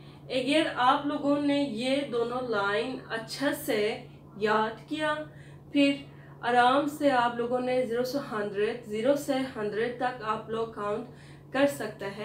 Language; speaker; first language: Hindi; non-native, fluent; Turkish